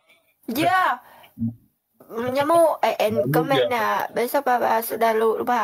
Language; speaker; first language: Indonesian; non-native, learner; Vietnamese